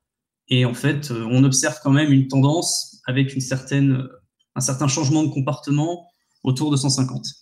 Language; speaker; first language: French; native; French